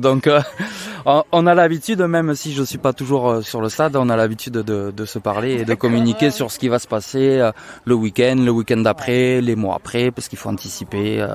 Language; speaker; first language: French; native; French